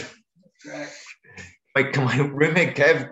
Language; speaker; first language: English; native; English